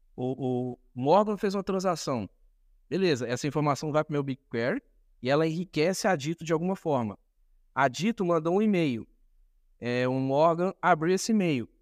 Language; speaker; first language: Portuguese; native; Portuguese